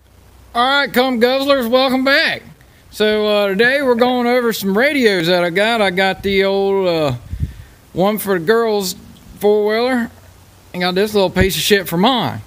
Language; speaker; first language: English; native; English